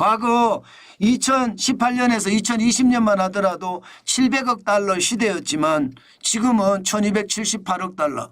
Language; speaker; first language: Korean; native; Korean